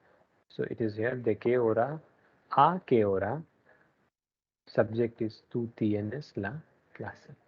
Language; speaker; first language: Spanish; non-native, learner; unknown